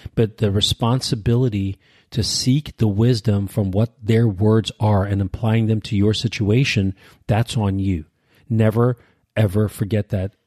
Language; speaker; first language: English; early bilingual, other home language; Urdu